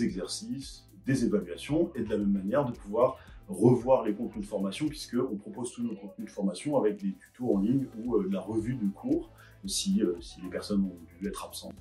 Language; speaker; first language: French; native; French